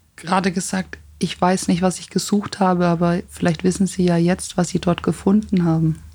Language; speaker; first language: German; native; German